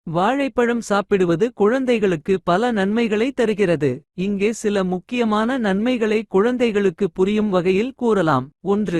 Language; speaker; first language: Tamil; native; Tamil